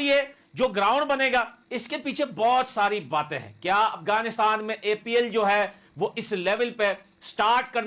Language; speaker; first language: Hindi; native; Hindi